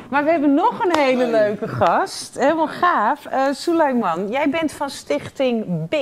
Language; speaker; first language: Dutch; native; Dutch